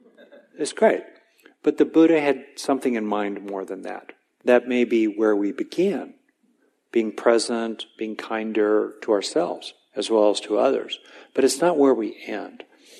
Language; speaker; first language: English; native; English